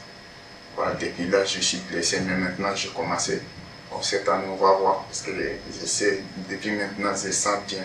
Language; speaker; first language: French; non-native, learner; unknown